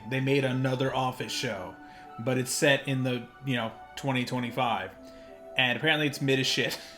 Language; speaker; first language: English; native; English